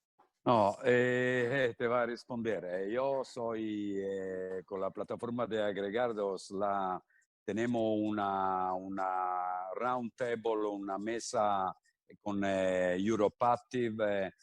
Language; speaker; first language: Spanish; non-native, fluent; Italian